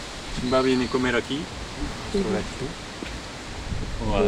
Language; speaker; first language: Spanish; non-native, learner; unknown